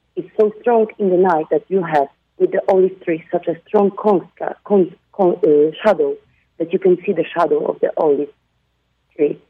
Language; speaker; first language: English; non-native, fluent; Polish